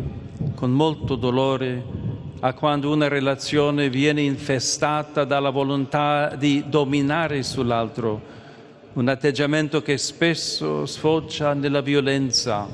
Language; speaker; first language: Italian; non-native, fluent; English